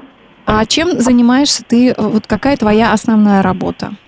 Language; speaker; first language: Russian; native; Russian